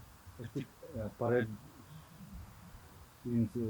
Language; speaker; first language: Catalan; non-native, learner; Fula